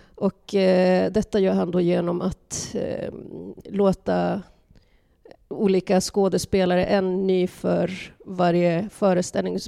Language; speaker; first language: Swedish; early bilingual, other home language; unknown